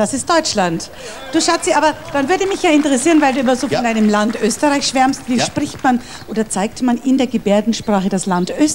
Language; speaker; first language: German; native; German